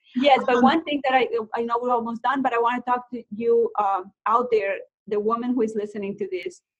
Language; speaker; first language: English; non-native, fluent; Spanish